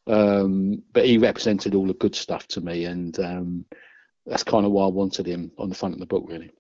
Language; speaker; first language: English; native; English